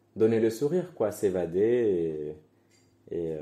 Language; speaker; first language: French; non-native, fluent; Spanish